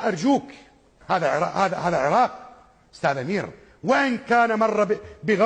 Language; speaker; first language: Arabic; native; Arabic